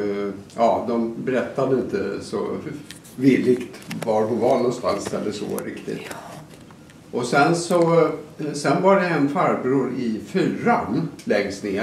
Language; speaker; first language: Swedish; native; Swedish